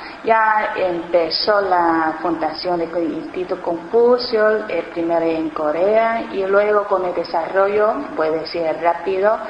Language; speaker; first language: Spanish; non-native, fluent; Chinese